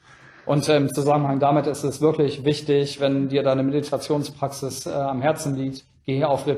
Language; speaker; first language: German; native; German